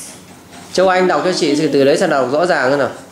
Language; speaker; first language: Vietnamese; native; Vietnamese